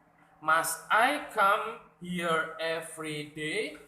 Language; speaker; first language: English; non-native, learner; Indonesian